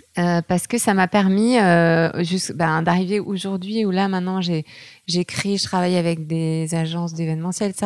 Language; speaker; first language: French; native; French